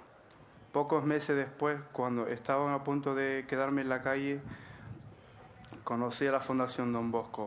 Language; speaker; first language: Spanish; non-native, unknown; Arabic